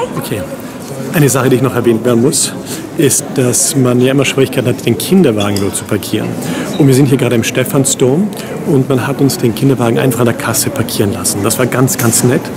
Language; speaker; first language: German; non-native, fluent; English